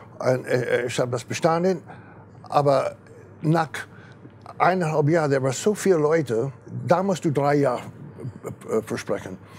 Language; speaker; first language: German; non-native, fluent; English